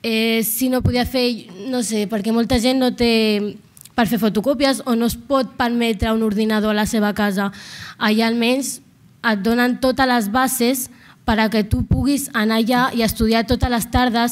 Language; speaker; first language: Catalan; non-native, local second language; Arabic